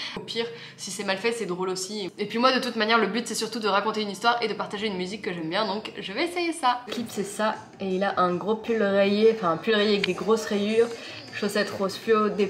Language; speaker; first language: French; native; French